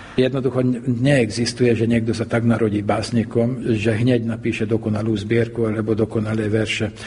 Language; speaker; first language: Slovak; early bilingual, heritage; Slovak